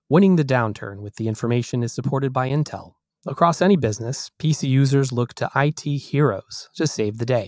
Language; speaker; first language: English; native; English